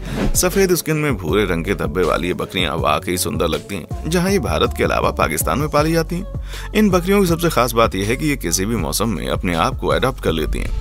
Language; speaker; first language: Hindi; native; Hindi